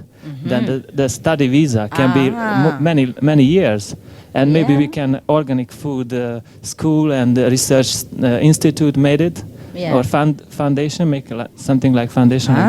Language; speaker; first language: English; non-native, learner; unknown